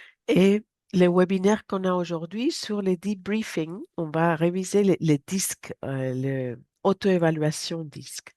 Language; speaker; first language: French; non-native, fluent; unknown